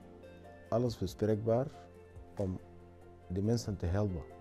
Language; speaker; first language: Dutch; non-native, learner; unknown